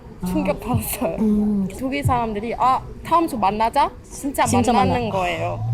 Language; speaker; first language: Korean; non-native, fluent; German